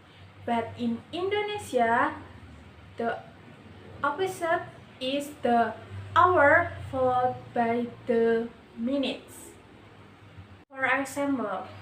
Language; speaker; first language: English; non-native, learner; Indonesian